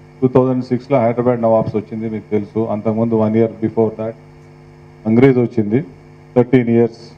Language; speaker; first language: Telugu; native; Telugu